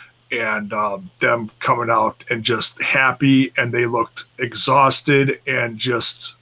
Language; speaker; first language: English; native; English